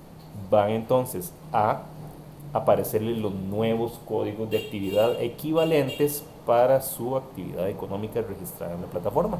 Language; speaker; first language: Spanish; native; Spanish